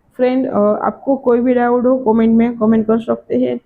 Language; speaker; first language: Hindi; non-native, local second language; Gujarati